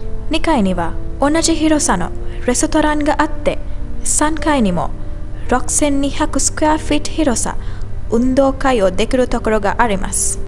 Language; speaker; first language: Japanese; non-native, learner; Sinhala